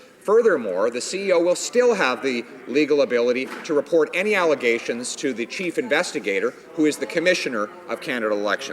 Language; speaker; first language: English; native; English